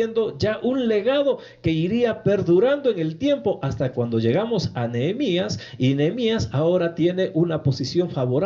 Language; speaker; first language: Spanish; native; Spanish